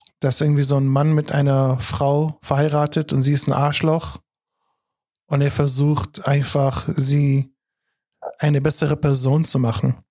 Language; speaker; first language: German; non-native, fluent; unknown